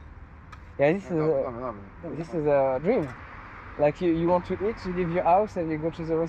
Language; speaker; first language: English; non-native, fluent; French